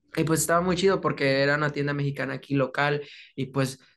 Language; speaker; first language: Spanish; early bilingual, heritage; Spanish